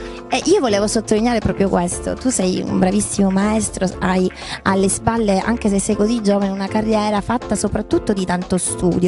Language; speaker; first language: Italian; native; Italian